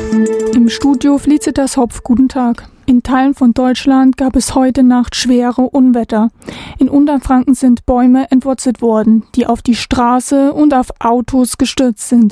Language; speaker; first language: German; native; German